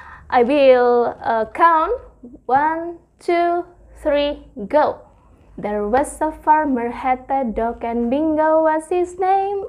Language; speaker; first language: English; non-native, fluent; Indonesian